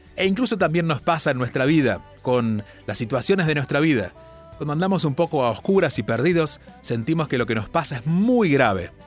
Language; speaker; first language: Spanish; native; Spanish